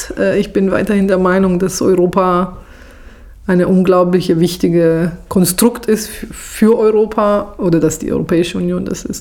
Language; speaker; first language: German; non-native, fluent; Italian